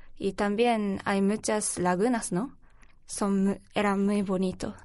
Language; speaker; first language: Spanish; non-native, learner; Japanese